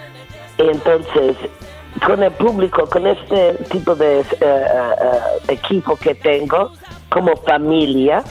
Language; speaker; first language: Spanish; non-native, fluent; English